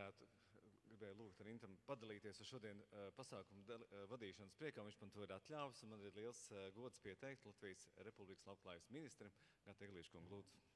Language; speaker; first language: Latvian; native; Latvian